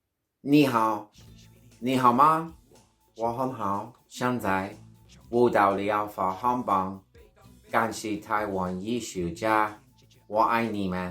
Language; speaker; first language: Chinese; non-native, learner; English